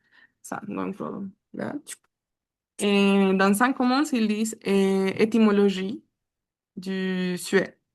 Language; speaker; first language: French; non-native, learner; Spanish